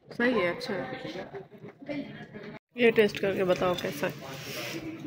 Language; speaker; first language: Urdu; native; Urdu